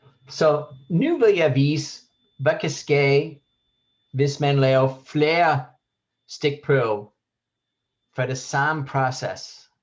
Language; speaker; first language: Danish; non-native, fluent; English